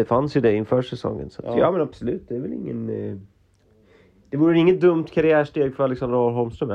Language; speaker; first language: Swedish; native; Swedish